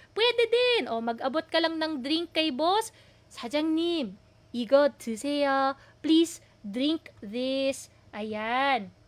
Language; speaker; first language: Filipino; native; Filipino